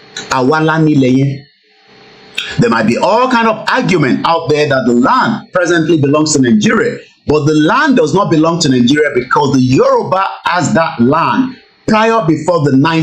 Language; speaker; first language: English; non-native, local second language; Yoruba